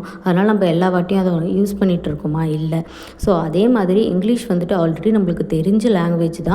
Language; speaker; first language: Tamil; native; Tamil